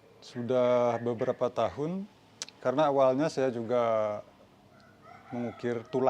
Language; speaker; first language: Indonesian; non-native, local second language; Balinese